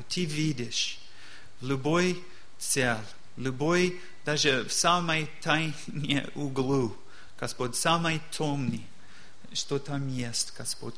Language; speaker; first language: Russian; non-native, learner; English